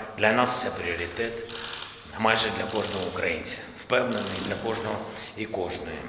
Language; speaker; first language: Ukrainian; non-native, local second language; Russian